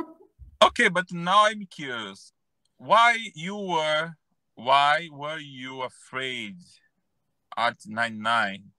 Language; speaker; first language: English; non-native, learner; Portuguese